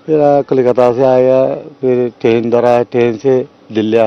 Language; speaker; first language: Hindi; non-native, learner; Rohingya